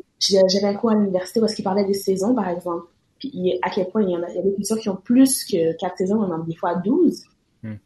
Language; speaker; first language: French; native; French